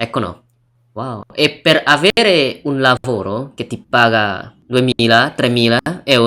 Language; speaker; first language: Italian; non-native, learner; Indonesian